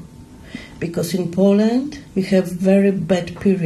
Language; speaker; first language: English; non-native, learner; Polish